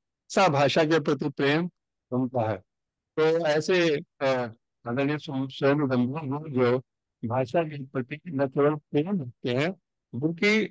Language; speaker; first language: Hindi; native; Hindi